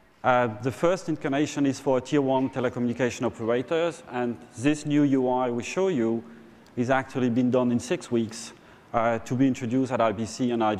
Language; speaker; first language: English; non-native, fluent; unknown